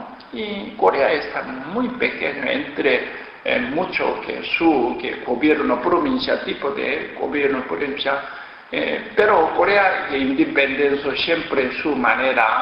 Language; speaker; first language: Spanish; non-native, learner; Korean